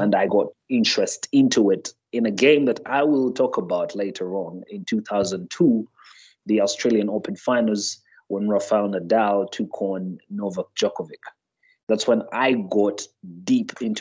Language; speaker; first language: English; non-native, local second language; Ganda